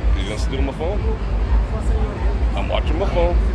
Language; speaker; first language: English; native; English